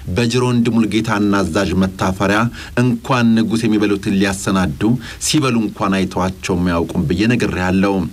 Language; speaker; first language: Amharic; native; Amharic